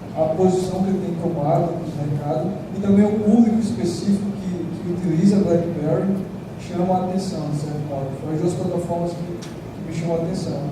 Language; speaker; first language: Portuguese; native; Portuguese